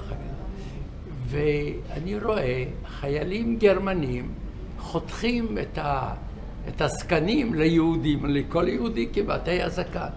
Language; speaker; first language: Hebrew; non-native, fluent; Yiddish